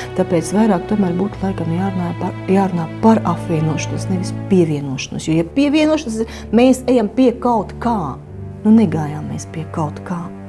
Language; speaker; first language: Latvian; native; Latvian